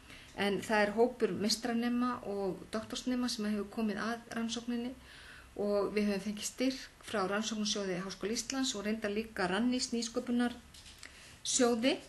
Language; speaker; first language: Icelandic; native; Icelandic